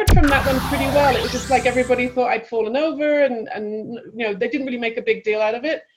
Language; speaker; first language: English; native; English